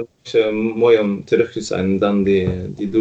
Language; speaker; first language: Dutch; non-native, fluent; Norwegian